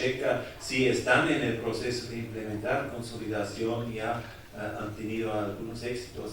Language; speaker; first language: Spanish; non-native, fluent; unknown